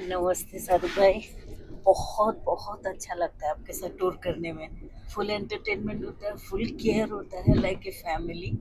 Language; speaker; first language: Hindi; non-native, local second language; Kannada